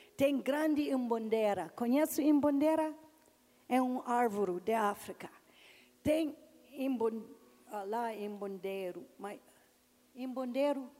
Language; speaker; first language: Portuguese; non-native, learner; English